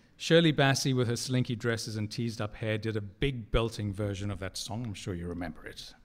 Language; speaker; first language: English; native; English